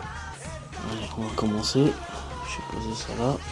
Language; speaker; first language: French; native; French